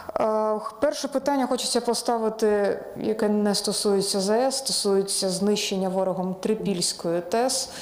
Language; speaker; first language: Ukrainian; native; Ukrainian